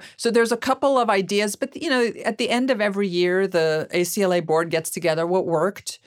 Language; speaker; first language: English; non-native, fluent; Hungarian